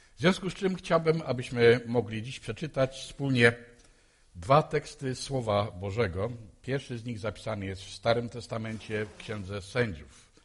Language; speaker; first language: Polish; native; Polish